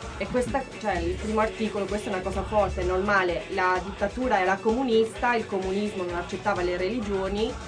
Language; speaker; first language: Italian; non-native, fluent; Albanian